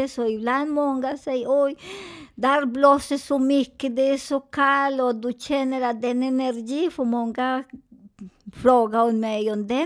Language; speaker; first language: Swedish; non-native, fluent; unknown